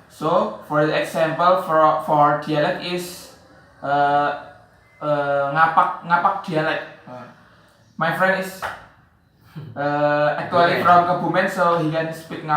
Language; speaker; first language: English; non-native, learner; Javanese